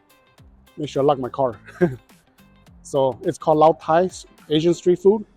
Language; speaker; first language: English; early bilingual, heritage; Hmong